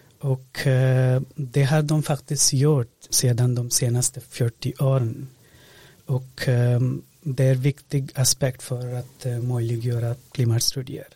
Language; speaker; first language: Swedish; non-native, fluent; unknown